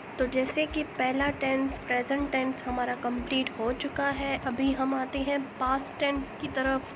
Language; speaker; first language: Urdu; non-native, local second language; Baluchi